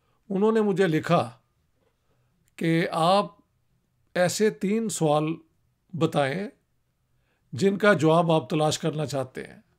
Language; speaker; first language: Urdu; non-native, local second language; Punjabi